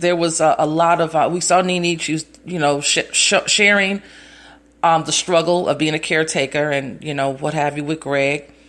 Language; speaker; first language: English; native; English